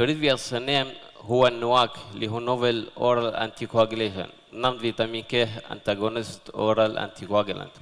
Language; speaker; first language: Arabic; native; Arabic